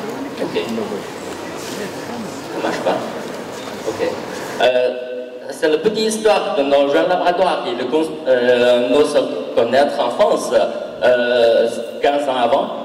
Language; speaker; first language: French; non-native, learner; Chinese